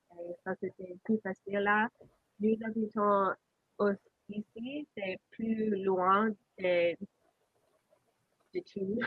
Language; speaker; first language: French; non-native, learner; English